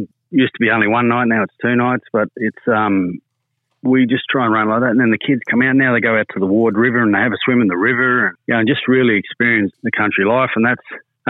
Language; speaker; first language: English; native; English